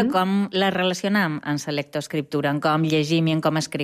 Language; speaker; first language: Catalan; native; Catalan